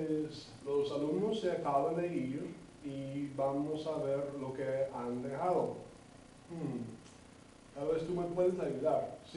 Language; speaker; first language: Spanish; non-native, fluent; English